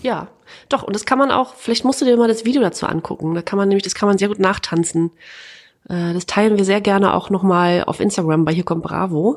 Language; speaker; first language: German; native; German